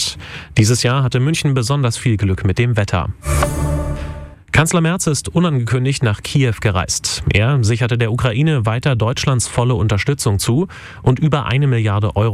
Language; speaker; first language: German; native; German